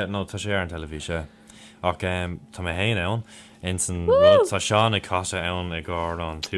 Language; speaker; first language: Irish; non-native, local second language; English